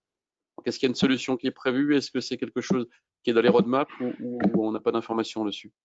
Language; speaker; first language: French; native; French